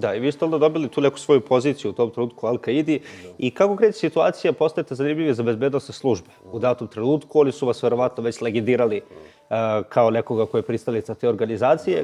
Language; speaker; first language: Bosnian; native; Bosnian